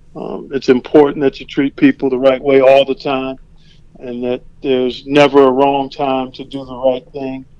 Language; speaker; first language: English; native; English